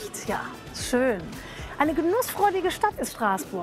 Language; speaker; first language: German; native; German